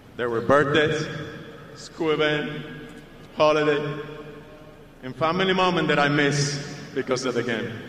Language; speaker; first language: English; non-native, fluent; Spanish